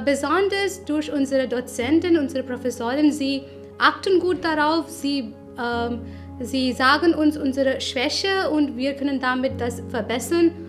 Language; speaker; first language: German; non-native, fluent; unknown